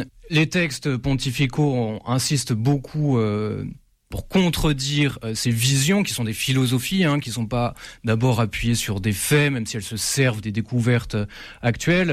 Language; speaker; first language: French; native; French